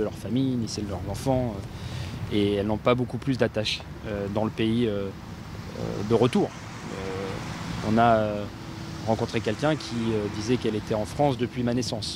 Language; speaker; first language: French; native; French